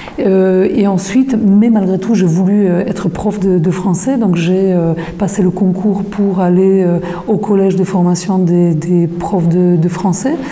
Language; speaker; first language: French; non-native, fluent; Polish